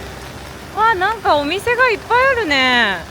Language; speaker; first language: Japanese; native; Japanese